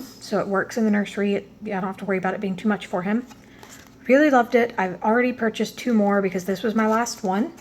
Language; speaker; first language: English; native; English